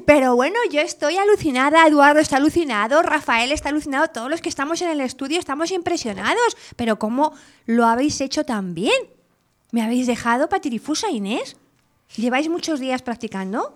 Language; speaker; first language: Spanish; native; Spanish